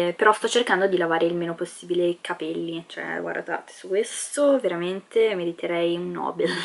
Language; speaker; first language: Italian; early bilingual, other home language; Filipino